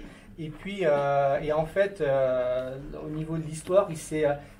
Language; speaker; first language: French; native; French